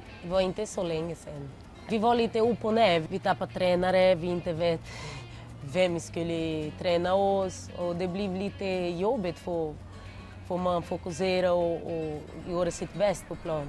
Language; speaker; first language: Swedish; non-native, learner; Portuguese